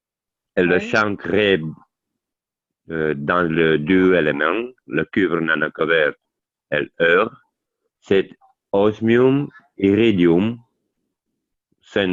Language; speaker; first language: French; non-native, learner; Italian